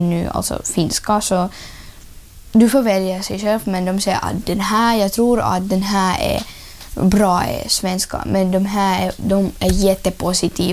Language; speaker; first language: Swedish; non-native, learner; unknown